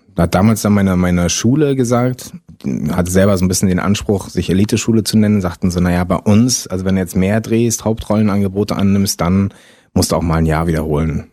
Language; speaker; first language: German; early bilingual, other home language; French